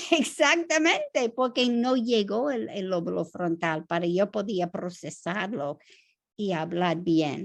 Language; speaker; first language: Spanish; non-native, fluent; English